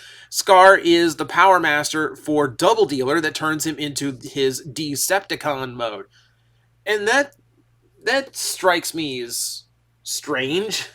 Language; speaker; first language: English; native; English